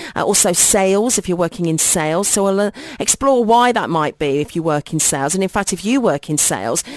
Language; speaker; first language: English; native; English